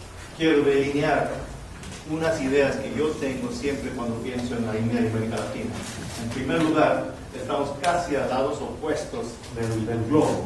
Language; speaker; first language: Spanish; non-native, fluent; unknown